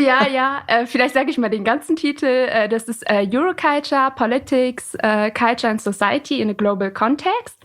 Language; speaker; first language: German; early bilingual, other home language; Persian